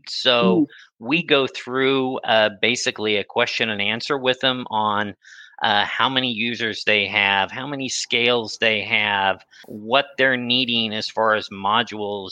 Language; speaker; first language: English; native; English